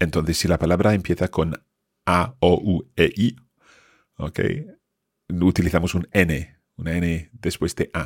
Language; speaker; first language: Spanish; non-native, fluent; English